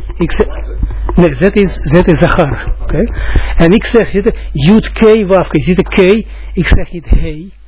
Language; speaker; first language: Dutch; non-native, fluent; Russian